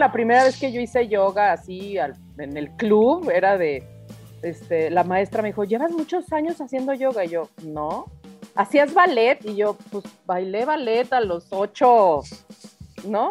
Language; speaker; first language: Spanish; native; Spanish